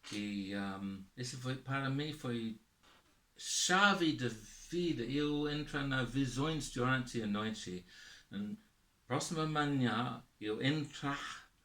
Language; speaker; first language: Portuguese; non-native, learner; English